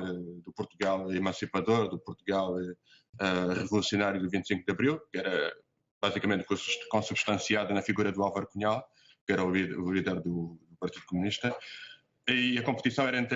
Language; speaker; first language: Portuguese; native; Portuguese